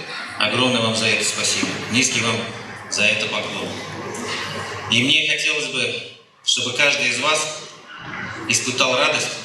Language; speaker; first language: Russian; native; Russian